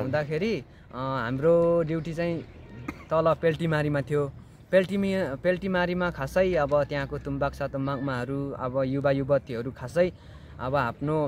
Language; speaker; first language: Nepali; non-native, local second language; Limbu